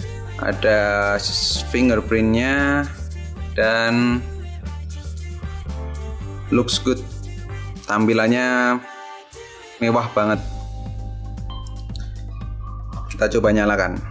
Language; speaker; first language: Indonesian; native; Indonesian